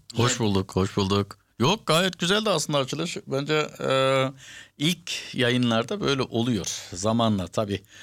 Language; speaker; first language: Turkish; early bilingual, heritage; Turkish